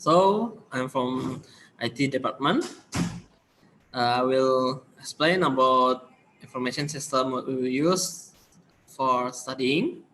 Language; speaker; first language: English; non-native, learner; Indonesian